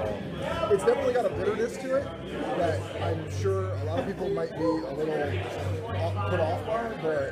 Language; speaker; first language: English; native; English